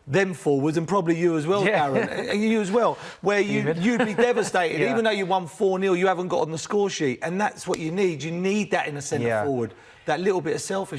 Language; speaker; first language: English; native; English